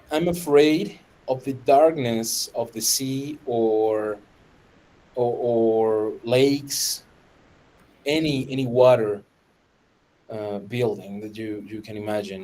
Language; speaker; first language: English; non-native, fluent; Spanish